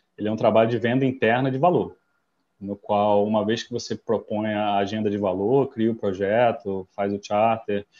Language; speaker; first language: Portuguese; non-native, fluent; English